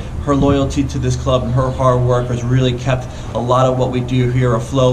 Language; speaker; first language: English; native; English